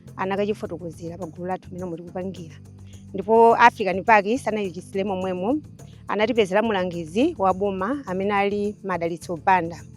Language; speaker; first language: Nyanja; native; Nyanja